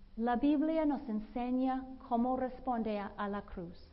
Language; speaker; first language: Spanish; non-native, fluent; English